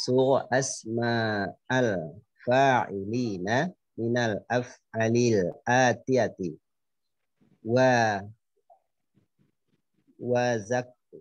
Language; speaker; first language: Arabic; non-native, learner; Indonesian